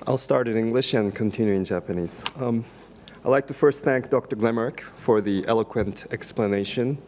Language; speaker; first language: English; non-native, fluent; Japanese